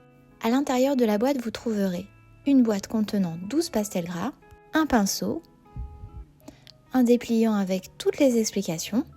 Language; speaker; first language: French; native; French